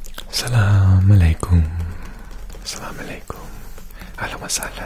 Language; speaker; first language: Arabic; non-native, learner; English